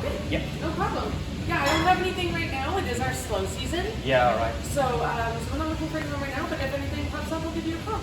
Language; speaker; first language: English; native; English